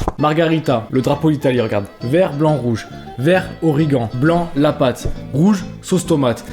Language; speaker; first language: French; native; French